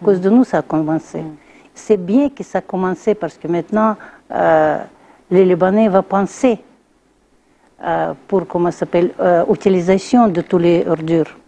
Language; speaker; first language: French; non-native, learner; Russian